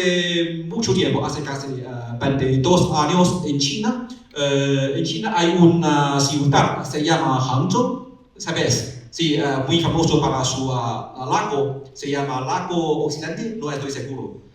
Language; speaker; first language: Spanish; non-native, learner; Chinese